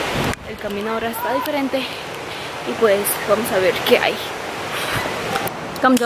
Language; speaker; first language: Spanish; early bilingual, other home language; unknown